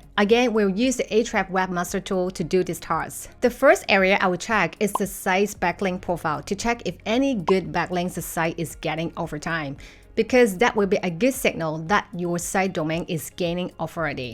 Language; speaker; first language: English; non-native, fluent; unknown